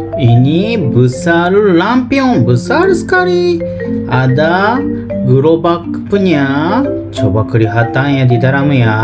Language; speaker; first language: Indonesian; non-native, learner; Japanese